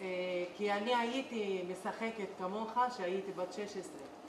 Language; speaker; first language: Hebrew; non-native, local second language; Arabic